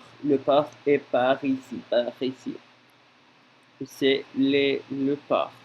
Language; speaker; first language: French; non-native, learner; Spanish